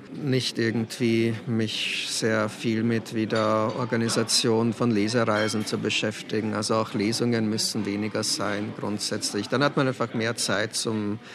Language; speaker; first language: German; early bilingual, other home language; Czech